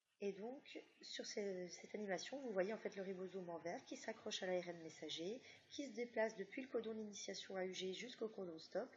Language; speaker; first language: French; native; French